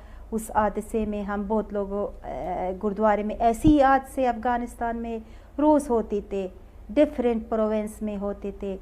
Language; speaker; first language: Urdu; non-native, fluent; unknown